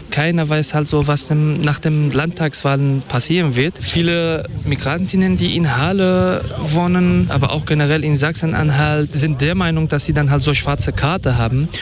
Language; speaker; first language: German; non-native, fluent; Kurdish